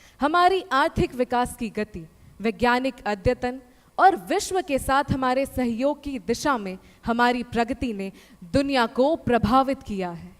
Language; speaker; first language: Hindi; native; Hindi